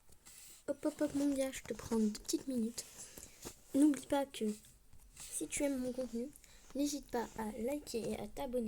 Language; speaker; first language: French; native; French